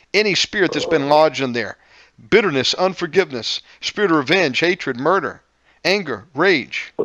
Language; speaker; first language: English; native; English